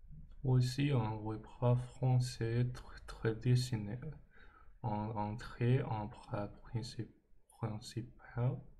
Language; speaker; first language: French; non-native, learner; English